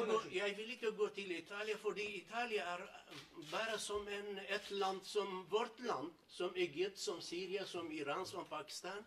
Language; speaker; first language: Norwegian; non-native, learner; Kurdish